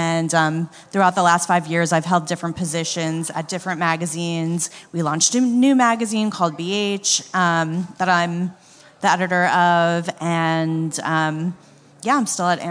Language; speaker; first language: English; native; English